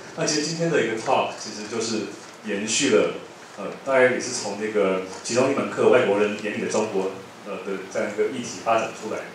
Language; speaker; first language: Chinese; native; Chinese